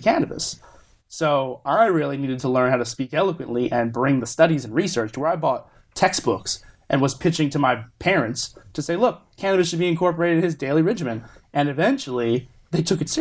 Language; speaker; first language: English; native; English